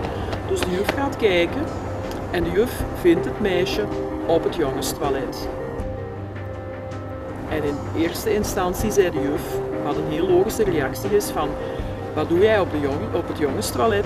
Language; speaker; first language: Dutch; native; Dutch